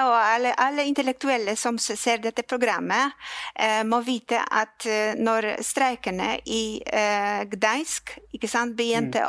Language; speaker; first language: Norwegian; non-native, fluent; Polish